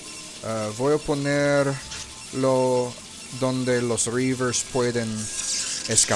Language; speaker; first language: Spanish; non-native, learner; English